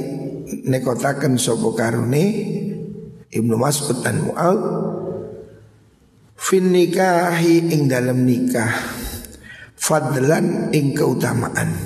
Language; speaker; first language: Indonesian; non-native, local second language; Javanese